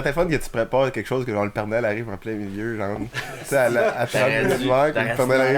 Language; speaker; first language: French; native; French